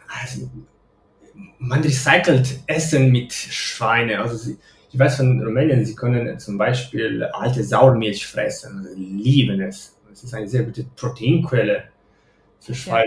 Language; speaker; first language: German; non-native, fluent; Romanian